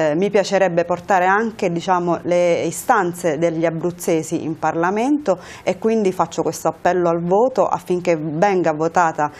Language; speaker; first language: Italian; early bilingual, other home language; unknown